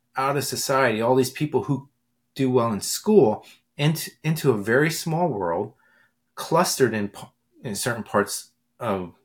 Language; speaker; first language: English; native; English